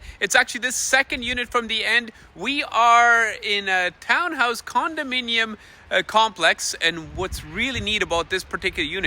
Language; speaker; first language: English; native; English